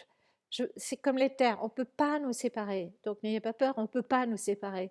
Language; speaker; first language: French; native; French